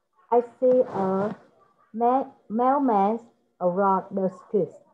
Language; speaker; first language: English; non-native, learner; Vietnamese